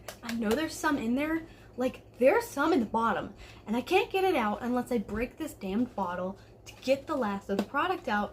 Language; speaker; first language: English; native; English